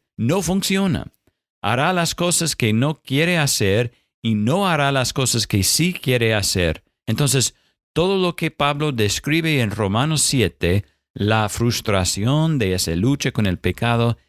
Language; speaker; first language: Spanish; non-native, fluent; English